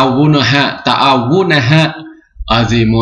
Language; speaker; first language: Arabic; non-native, fluent; Indonesian